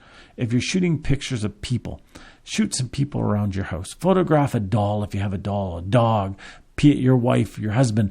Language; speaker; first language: English; native; English